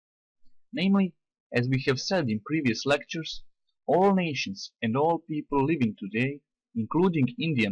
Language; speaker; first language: English; non-native, fluent; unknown